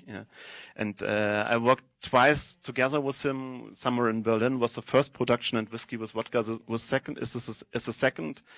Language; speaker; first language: English; non-native, fluent; German